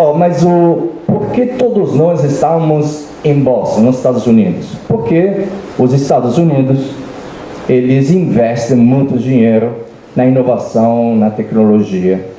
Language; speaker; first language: Portuguese; non-native, fluent; Italian